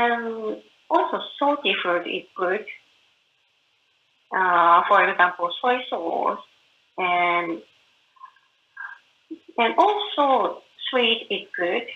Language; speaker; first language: English; non-native, learner; Japanese